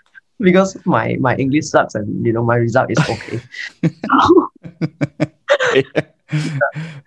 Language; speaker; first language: English; non-native, local second language; Cantonese